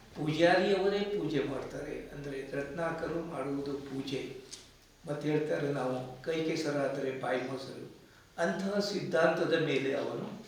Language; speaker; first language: Kannada; non-native, local second language; Konkani